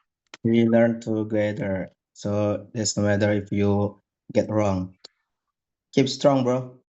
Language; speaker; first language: English; non-native, learner; Indonesian